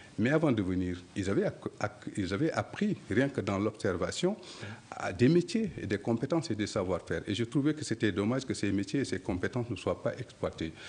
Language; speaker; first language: French; non-native, local second language; Soninke